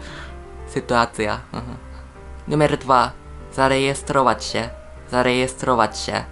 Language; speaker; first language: Polish; non-native, fluent; Japanese